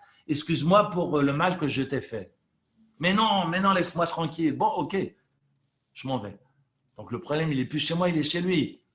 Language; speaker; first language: French; native; French